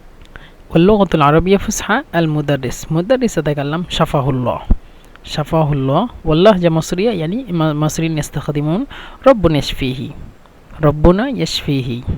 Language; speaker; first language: Arabic; non-native, fluent; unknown